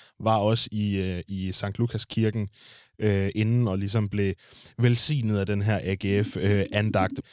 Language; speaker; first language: Danish; native; Danish